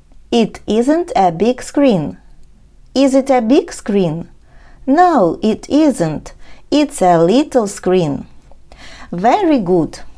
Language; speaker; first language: English; non-native, fluent; Ukrainian